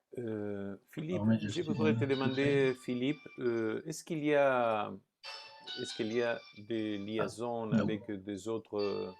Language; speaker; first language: French; non-native, fluent; Spanish